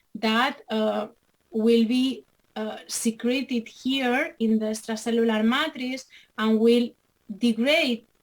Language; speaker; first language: English; non-native, fluent; Catalan